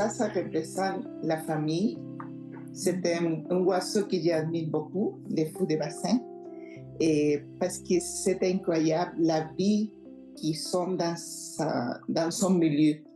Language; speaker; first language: French; non-native, fluent; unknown